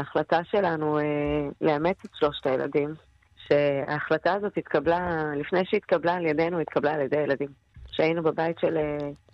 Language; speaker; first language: Hebrew; native; Hebrew